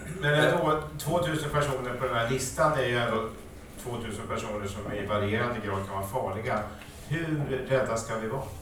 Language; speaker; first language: Swedish; native; Swedish